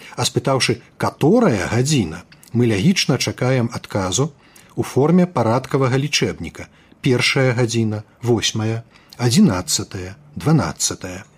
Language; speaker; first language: Belarusian; native; Belarusian